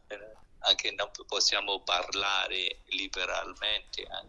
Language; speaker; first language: Italian; non-native, learner; Burmese